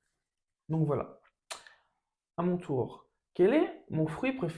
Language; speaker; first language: French; native; French